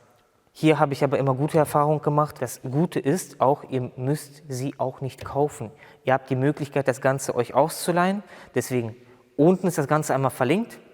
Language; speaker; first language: German; native; German